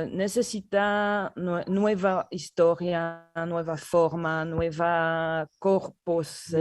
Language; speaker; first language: Spanish; non-native, learner; French